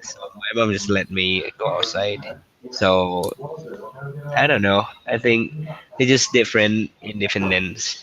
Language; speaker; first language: English; non-native, learner; Thai